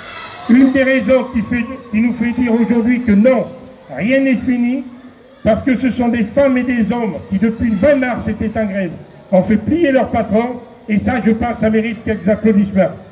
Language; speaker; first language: French; native; French